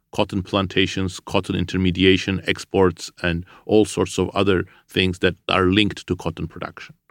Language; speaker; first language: English; non-native, fluent; Armenian